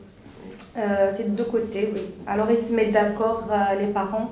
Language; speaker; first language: French; non-native, local second language; Arabic